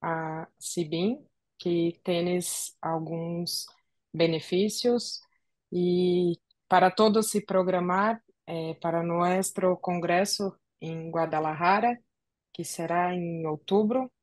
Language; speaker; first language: Spanish; non-native, learner; Portuguese